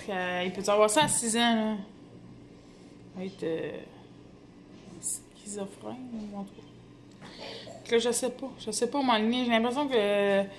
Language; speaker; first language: French; native; French